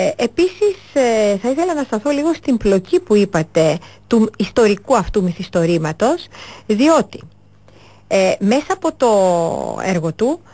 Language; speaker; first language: Greek; early bilingual, other home language; Turkish